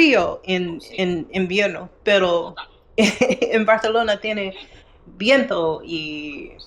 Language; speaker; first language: Spanish; non-native, learner; English